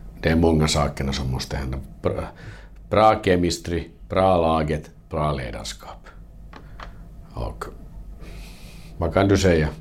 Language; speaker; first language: Swedish; non-native, learner; Finnish